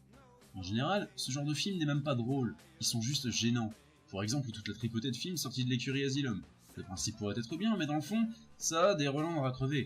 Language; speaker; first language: French; native; French